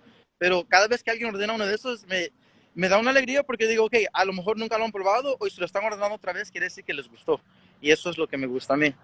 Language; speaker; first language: Spanish; early bilingual, heritage; Spanish